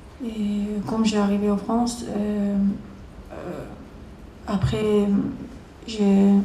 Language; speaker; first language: French; non-native, learner; Georgian